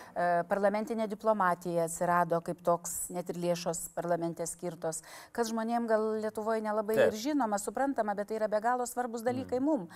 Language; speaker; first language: Lithuanian; native; Lithuanian